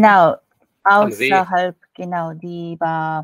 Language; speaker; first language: German; non-native, fluent; Japanese